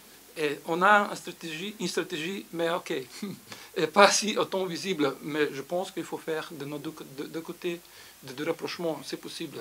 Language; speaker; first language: French; non-native, fluent; Slovenian